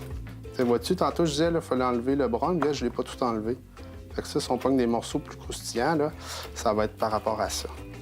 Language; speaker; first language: French; native; French